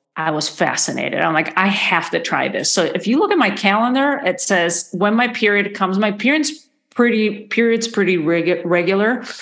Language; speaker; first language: English; non-native, fluent; Spanish